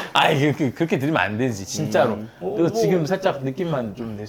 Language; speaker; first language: Korean; early bilingual, other home language; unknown